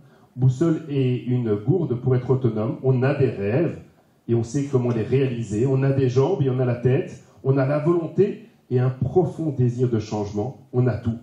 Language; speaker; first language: French; native; French